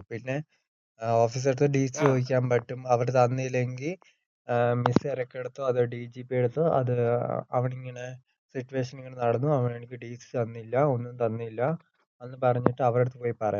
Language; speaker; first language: Malayalam; early bilingual, heritage; Malayalam